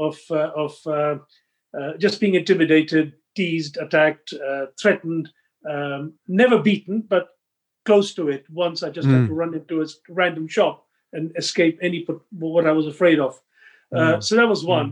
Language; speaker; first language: English; non-native, local second language; Sindhi